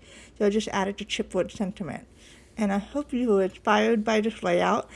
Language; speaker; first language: English; native; English